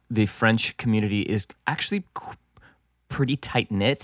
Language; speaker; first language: English; non-native, local second language; French